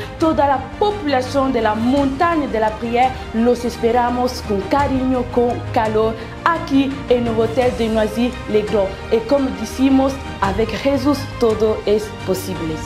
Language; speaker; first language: Spanish; non-native, learner; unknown